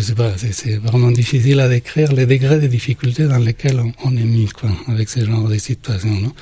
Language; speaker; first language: French; non-native, fluent; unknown